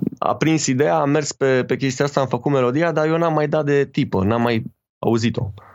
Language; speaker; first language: Romanian; native; Romanian